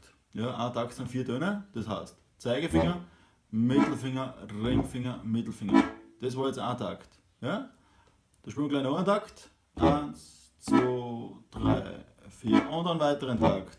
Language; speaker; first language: German; native; German